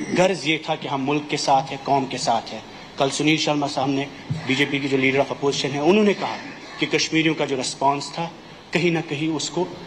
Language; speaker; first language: Hindi; non-native, local second language; Kashmiri